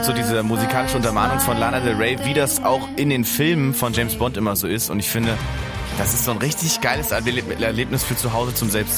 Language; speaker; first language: German; native; German